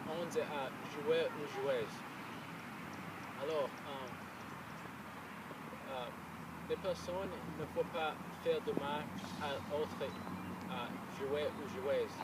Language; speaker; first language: French; non-native, learner; English